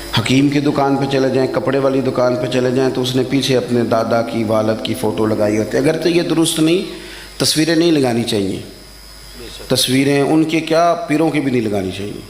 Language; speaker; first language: Urdu; non-native, local second language; Punjabi